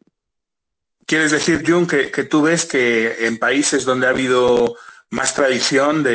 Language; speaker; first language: Spanish; native; Spanish